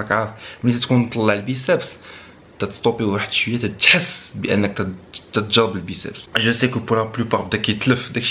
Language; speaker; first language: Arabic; native; Arabic